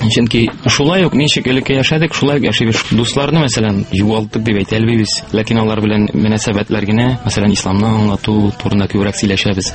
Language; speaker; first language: Tatar; native; Tatar